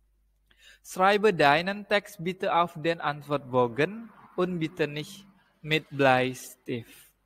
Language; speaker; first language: German; non-native, fluent; Indonesian